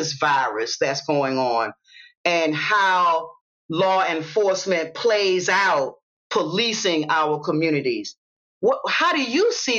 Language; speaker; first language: English; native; English